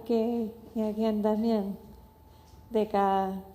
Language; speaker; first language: Korean; non-native, fluent; English